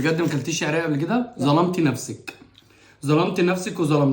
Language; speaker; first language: Arabic; native; Arabic